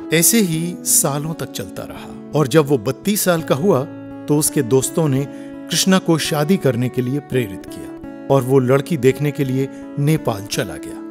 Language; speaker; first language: Hindi; native; Hindi